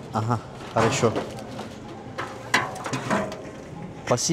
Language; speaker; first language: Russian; non-native, learner; Turkish